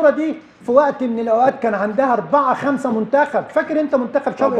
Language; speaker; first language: Arabic; native; Arabic